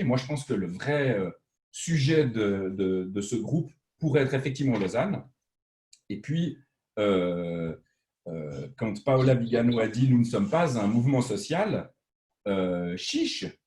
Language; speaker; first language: French; native; French